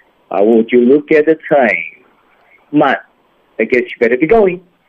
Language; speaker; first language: English; non-native, fluent; Chinese